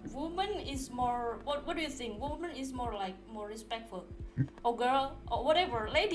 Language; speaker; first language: English; non-native, learner; Indonesian